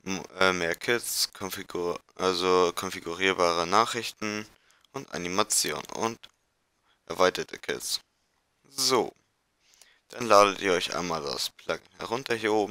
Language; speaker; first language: German; native; German